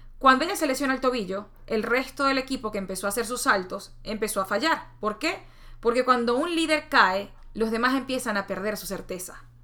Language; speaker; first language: Spanish; native; Spanish